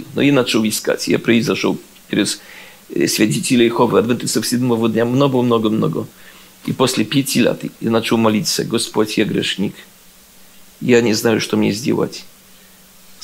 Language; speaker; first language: Russian; non-native, learner; Polish